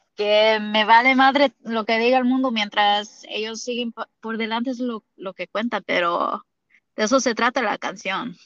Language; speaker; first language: Spanish; early bilingual, heritage; Spanish